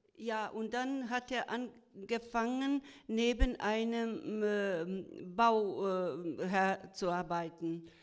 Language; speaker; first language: German; non-native, fluent; Croatian